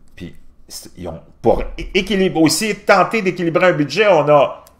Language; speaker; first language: French; native; French